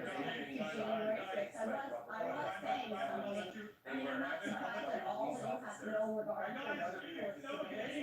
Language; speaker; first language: English; native; English